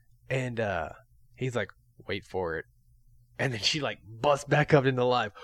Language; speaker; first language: English; native; English